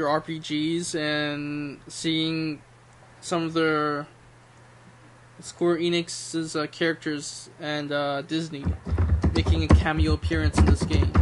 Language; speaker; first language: English; native; English